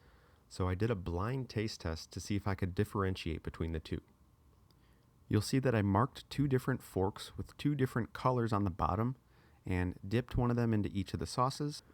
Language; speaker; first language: English; native; English